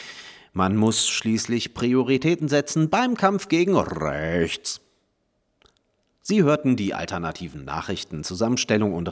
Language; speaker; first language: German; native; German